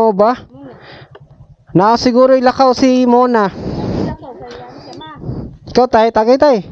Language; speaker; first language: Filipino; non-native, local second language; Cebuano